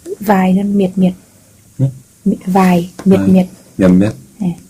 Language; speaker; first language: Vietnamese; non-native, learner; Korean